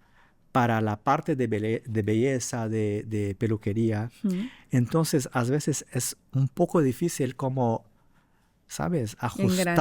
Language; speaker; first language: Spanish; non-native, fluent; Portuguese